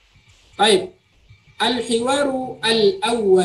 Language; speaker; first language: Arabic; non-native, fluent; Indonesian